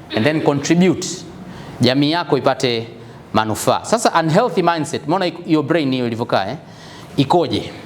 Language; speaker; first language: Swahili; non-native, local second language; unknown